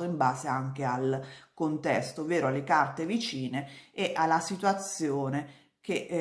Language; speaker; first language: Italian; native; Italian